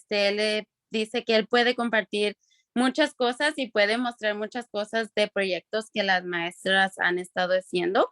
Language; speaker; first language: Spanish; early bilingual, other home language; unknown